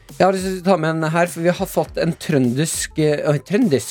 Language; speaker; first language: Norwegian; native; Norwegian